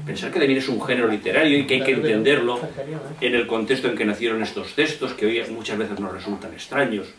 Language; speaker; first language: Spanish; native; Spanish